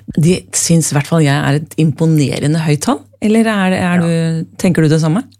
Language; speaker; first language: Norwegian; native; Norwegian